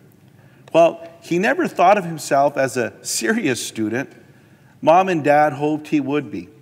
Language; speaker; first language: English; native; English